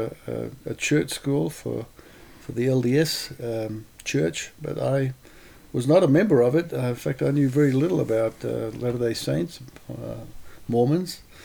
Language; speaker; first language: English; non-native, local second language; Lithuanian